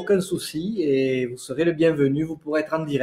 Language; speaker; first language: French; native; French